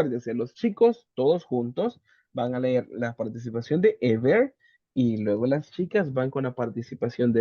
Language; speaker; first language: Spanish; native; Spanish